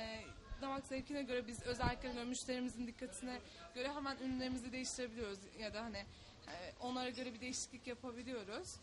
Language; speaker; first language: Turkish; native; Turkish